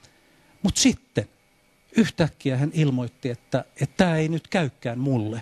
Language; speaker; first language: Finnish; native; Finnish